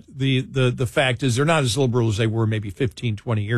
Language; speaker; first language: English; native; English